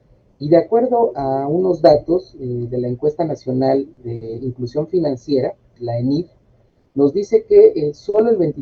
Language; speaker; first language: Spanish; native; Spanish